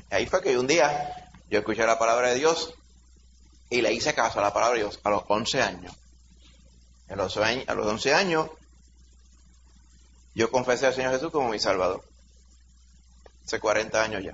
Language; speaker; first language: Spanish; native; Spanish